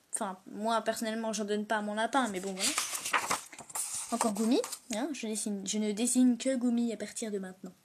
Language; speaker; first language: French; native; French